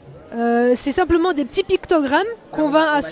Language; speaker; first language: French; native; French